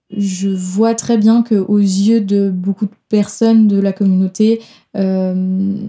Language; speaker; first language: French; non-native, fluent; Danish